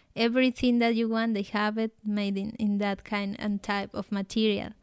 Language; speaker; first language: English; non-native, fluent; Spanish